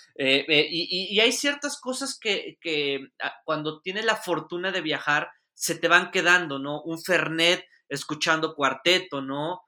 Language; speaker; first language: Spanish; native; Spanish